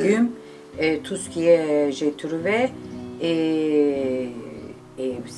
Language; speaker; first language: French; non-native, learner; Turkish